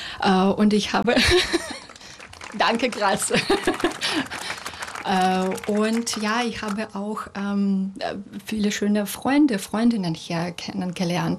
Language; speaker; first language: German; non-native, fluent; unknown